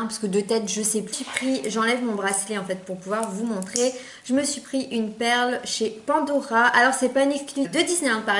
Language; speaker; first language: French; native; French